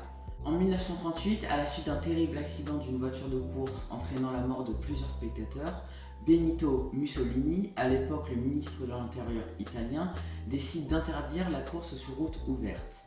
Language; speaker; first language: French; native; French